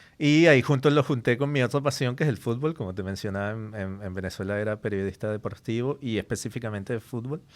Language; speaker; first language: Spanish; native; Spanish